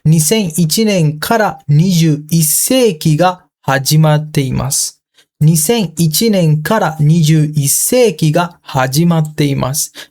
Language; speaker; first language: Japanese; non-native, fluent; Sinhala